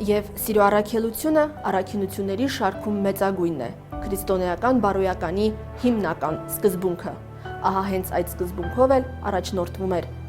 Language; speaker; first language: Armenian; native; Armenian